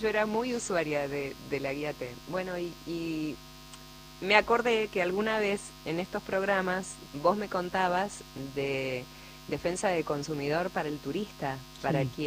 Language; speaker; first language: Spanish; native; Spanish